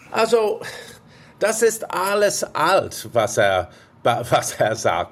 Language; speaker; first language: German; non-native, fluent; English